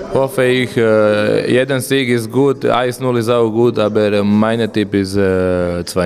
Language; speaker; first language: German; non-native, learner; Croatian